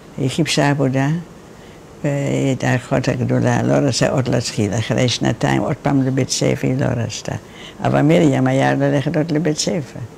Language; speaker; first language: Hebrew; non-native, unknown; Dutch